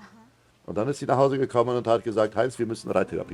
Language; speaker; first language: German; non-native, local second language; Plautdietsch